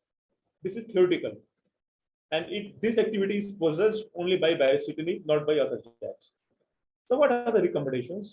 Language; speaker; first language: English; non-native, local second language; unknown